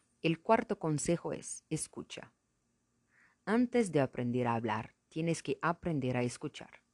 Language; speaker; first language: Spanish; non-native, fluent; Portuguese